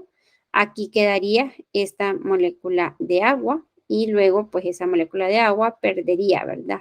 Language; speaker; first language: Spanish; native; Spanish